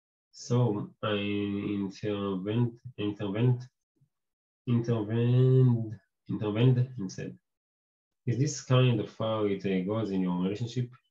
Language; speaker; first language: English; non-native, fluent; Hebrew